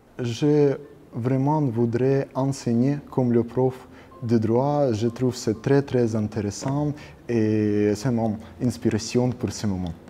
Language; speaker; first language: French; non-native, learner; Ukrainian